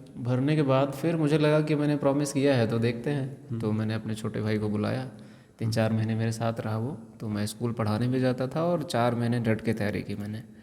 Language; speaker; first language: Hindi; native; Hindi